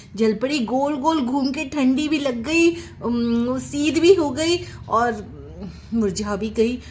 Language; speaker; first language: Hindi; non-native, local second language; Bangla